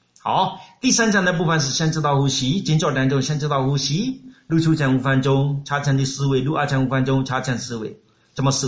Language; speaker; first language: Chinese; non-native, fluent; Burmese